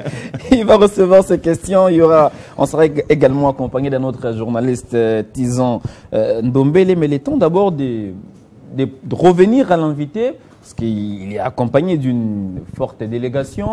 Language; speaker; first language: French; non-native, local second language; Lingala